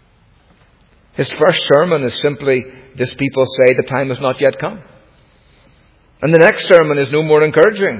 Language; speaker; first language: English; native; English